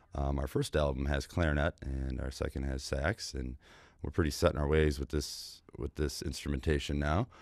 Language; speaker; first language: English; native; English